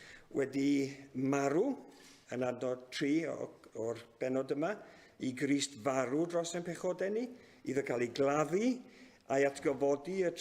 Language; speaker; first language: Welsh; native; Welsh